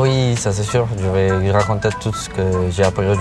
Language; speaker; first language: French; non-native, learner; Spanish